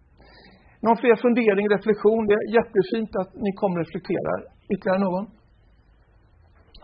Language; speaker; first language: Swedish; native; Swedish